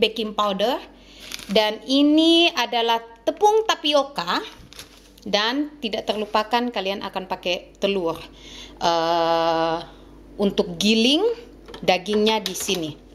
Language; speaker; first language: Indonesian; non-native, local second language; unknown